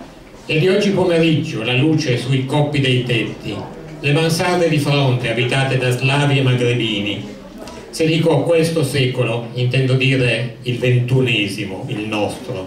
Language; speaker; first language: Italian; native; Italian